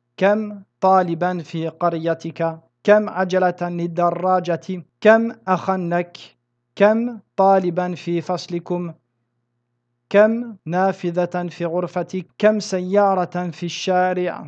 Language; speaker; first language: Arabic; non-native, fluent; French